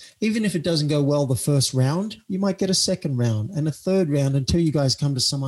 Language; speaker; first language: English; native; English